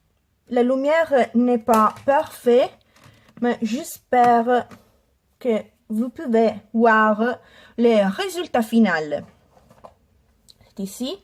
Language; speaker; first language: French; non-native, learner; Italian